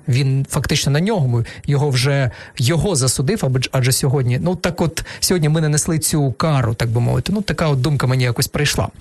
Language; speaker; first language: Ukrainian; non-native, local second language; Russian